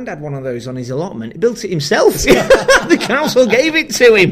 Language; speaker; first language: English; native; English